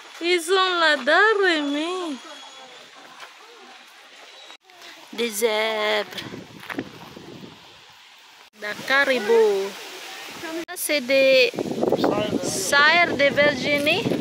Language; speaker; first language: French; non-native, learner; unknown